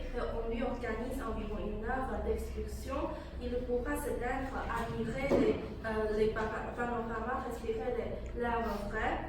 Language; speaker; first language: French; non-native, learner; Chinese